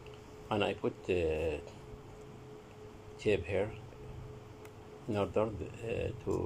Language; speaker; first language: English; non-native, learner; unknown